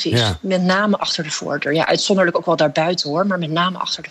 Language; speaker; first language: Dutch; native; Dutch